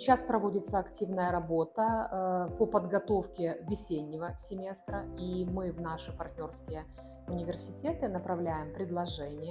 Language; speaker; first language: Russian; native; Russian